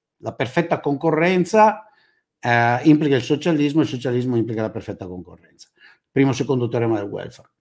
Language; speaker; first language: Italian; native; Italian